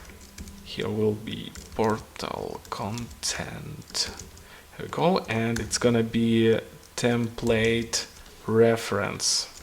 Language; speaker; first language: English; non-native, fluent; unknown